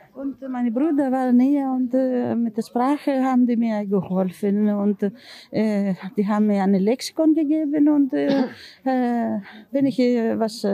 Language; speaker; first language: German; non-native, learner; Greek